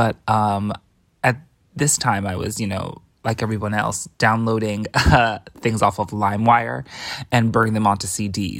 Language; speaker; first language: English; native; English